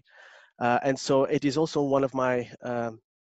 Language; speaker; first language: English; non-native, fluent; Portuguese